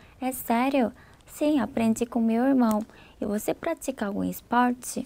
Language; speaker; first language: Portuguese; non-native, fluent; Korean